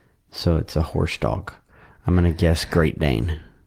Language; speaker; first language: English; native; English